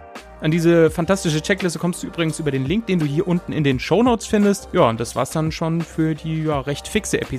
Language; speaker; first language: German; native; German